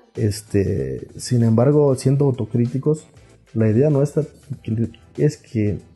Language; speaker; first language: Spanish; non-native, local second language; Zapotec